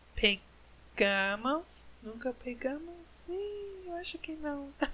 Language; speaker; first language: Portuguese; non-native, learner; English